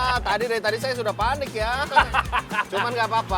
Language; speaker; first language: Indonesian; native; Indonesian